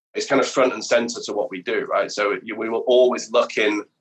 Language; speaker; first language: English; native; English